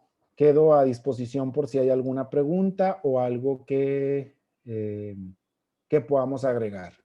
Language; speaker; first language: Spanish; native; Spanish